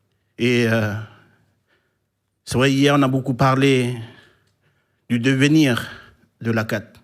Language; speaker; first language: French; non-native, local second language; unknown